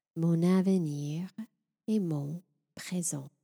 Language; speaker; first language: French; non-native, fluent; English